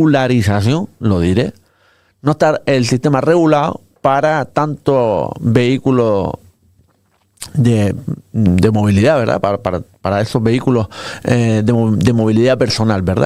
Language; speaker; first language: Spanish; native; Spanish